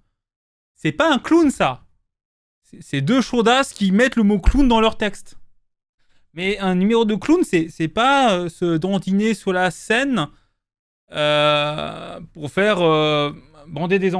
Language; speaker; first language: French; native; French